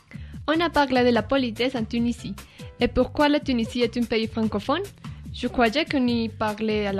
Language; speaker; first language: French; non-native, learner; Spanish